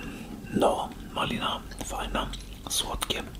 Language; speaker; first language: Polish; early bilingual, heritage; Polish